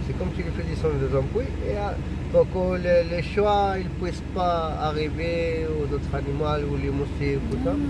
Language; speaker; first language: French; non-native, local second language; Arabic